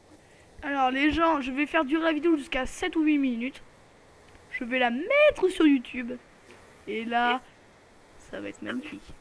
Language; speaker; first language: French; native; French